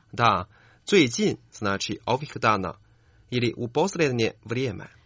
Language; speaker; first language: Croatian; non-native, fluent; Chinese